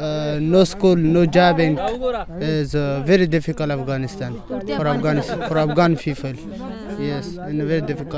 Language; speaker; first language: English; non-native, learner; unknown